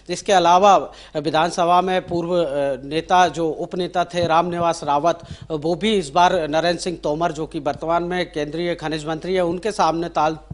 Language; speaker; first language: Hindi; native; Hindi